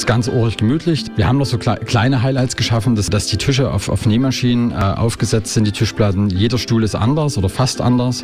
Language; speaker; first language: German; native; German